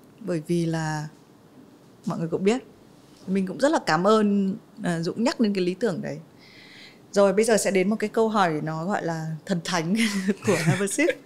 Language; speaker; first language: Vietnamese; native; Vietnamese